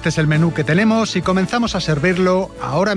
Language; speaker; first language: Spanish; native; Spanish